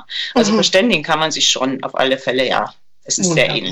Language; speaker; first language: German; native; German